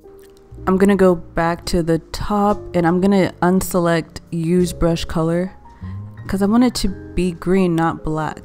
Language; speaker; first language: English; native; English